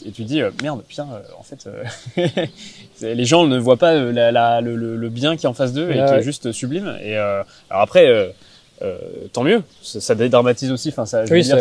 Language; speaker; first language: French; native; French